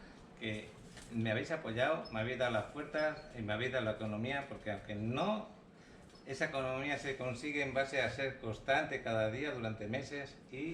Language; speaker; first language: Spanish; native; Spanish